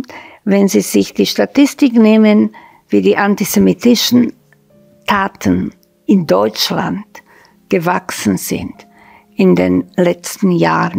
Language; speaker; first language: German; non-native, fluent; Slovak